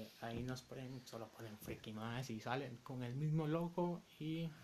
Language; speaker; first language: Spanish; native; Spanish